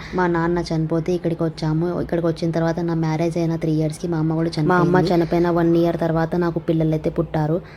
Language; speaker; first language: Telugu; non-native, local second language; Urdu